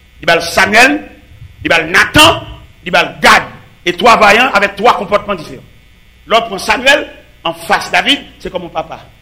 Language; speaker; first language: French; non-native, local second language; Haitian Creole